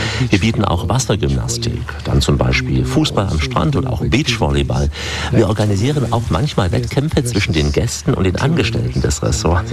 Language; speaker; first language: German; native; German